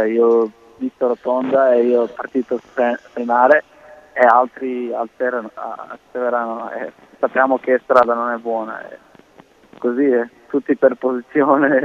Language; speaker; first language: Italian; non-native, learner; Croatian